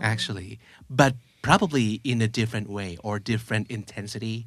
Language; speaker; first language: English; non-native, fluent; Thai